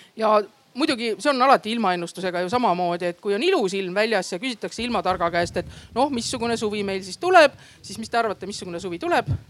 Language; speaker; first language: Estonian; native; Estonian